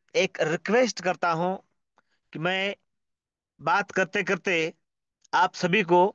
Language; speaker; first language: Hindi; non-native, local second language; Marathi